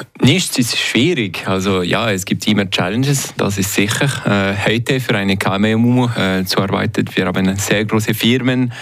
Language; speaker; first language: German; non-native, local second language; Italian